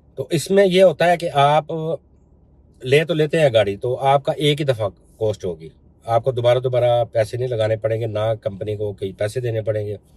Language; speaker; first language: Urdu; non-native, local second language; Punjabi